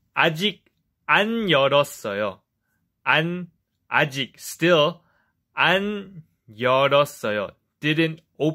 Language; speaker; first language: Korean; non-native, fluent; English